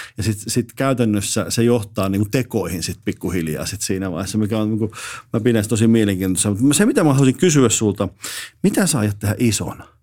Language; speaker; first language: Finnish; native; Finnish